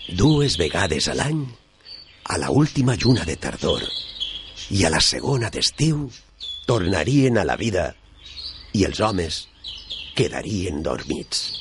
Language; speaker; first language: Catalan; non-native, local second language; Spanish